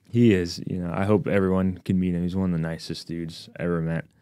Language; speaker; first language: English; native; English